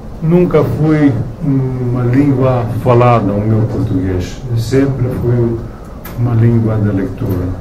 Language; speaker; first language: Portuguese; non-native, learner; Romanian